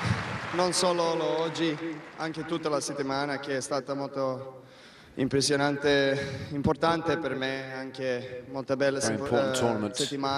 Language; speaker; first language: Italian; non-native, learner; Spanish